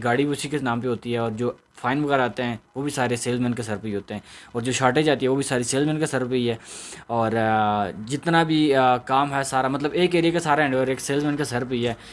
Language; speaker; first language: Urdu; non-native, local second language; Punjabi